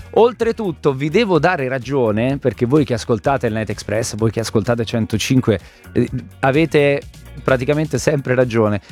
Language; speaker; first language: Italian; native; Italian